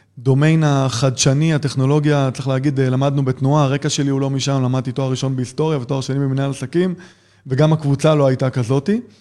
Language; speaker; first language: Hebrew; native; Hebrew